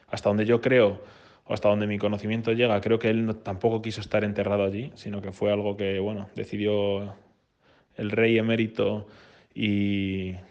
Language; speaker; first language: Spanish; native; Spanish